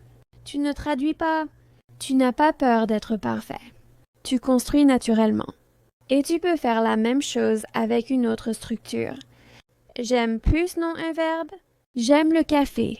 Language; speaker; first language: French; non-native, fluent; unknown